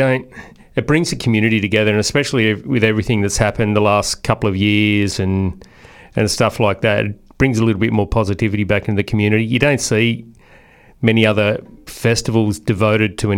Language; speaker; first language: English; native; English